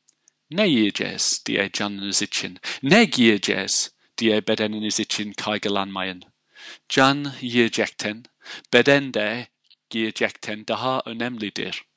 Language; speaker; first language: Turkish; non-native, fluent; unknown